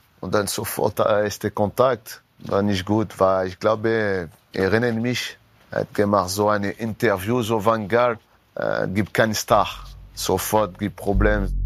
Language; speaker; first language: German; non-native, learner; French